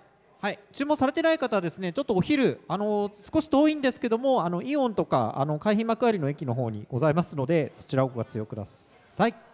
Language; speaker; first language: Japanese; native; Japanese